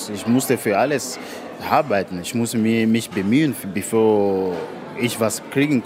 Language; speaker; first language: German; non-native, fluent; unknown